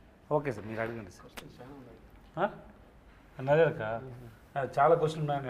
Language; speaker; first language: Telugu; non-native, learner; Tamil